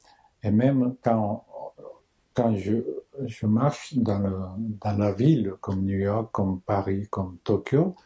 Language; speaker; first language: French; non-native, learner; Japanese